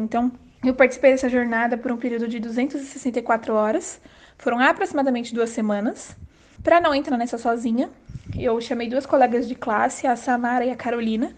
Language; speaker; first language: Portuguese; native; Portuguese